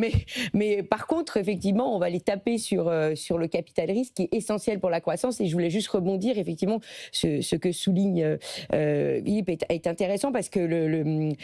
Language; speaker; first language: French; native; French